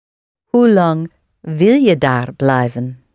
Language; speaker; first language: Dutch; non-native, learner; English